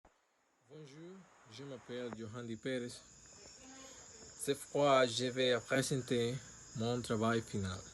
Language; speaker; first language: French; non-native, learner; Spanish